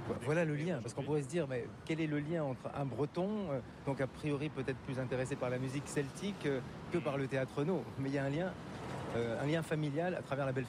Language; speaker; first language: French; native; French